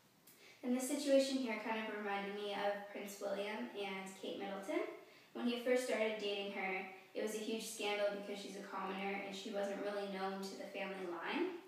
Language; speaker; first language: English; native; English